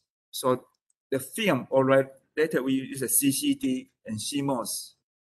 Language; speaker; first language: English; non-native, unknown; Chinese